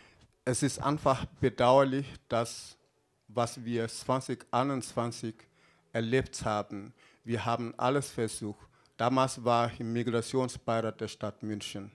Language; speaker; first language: German; non-native, fluent; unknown